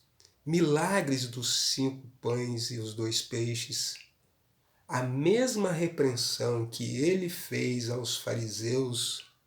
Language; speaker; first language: Portuguese; native; Portuguese